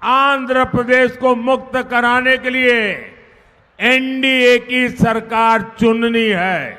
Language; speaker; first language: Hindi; non-native, local second language; Gujarati